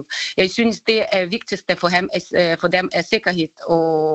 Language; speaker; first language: Danish; non-native, fluent; Ukrainian